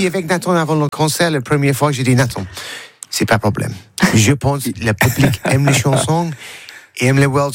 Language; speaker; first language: French; non-native, learner; English